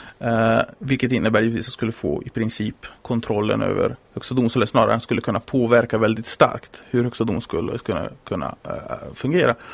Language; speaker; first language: Swedish; non-native, fluent; Italian